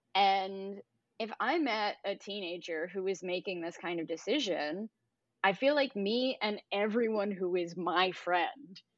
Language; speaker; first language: English; native; English